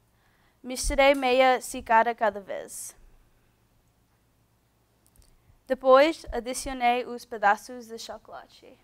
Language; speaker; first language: Portuguese; non-native, learner; English